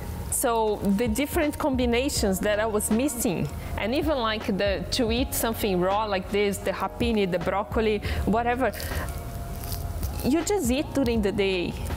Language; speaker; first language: English; non-native, fluent; Portuguese